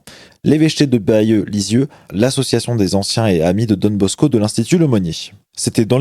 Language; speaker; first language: French; native; French